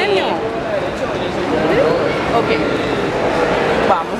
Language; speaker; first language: Spanish; non-native, learner; English